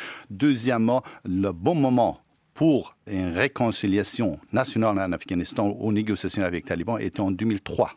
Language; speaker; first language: French; non-native, fluent; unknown